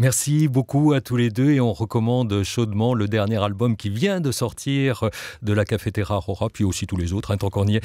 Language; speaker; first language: French; native; French